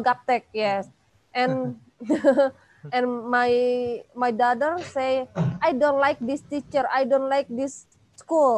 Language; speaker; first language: English; non-native, learner; Indonesian